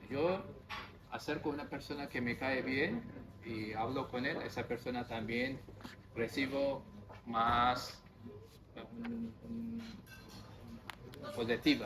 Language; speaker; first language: Spanish; non-native, fluent; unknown